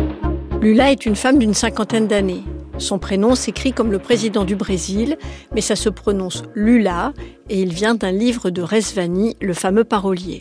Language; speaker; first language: French; native; French